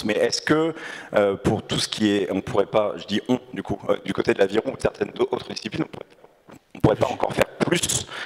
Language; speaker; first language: French; native; French